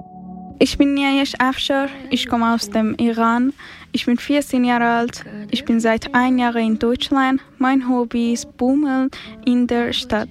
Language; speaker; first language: German; non-native, learner; Persian